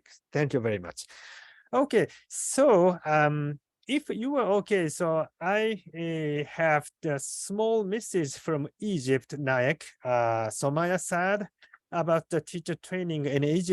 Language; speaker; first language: English; non-native, fluent; Japanese